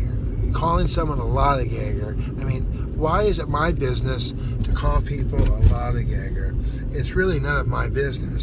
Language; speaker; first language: English; native; English